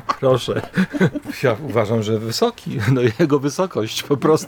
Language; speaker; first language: Polish; native; Polish